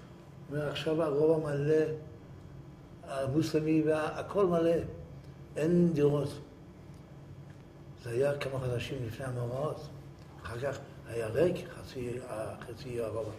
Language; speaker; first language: Hebrew; early bilingual, other home language; Yiddish